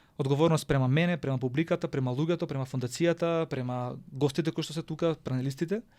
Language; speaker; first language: Macedonian; native; Macedonian